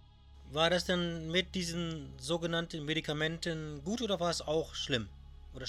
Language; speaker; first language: German; native; German